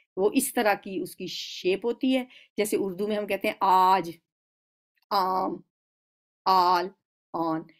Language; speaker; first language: Urdu; native; Urdu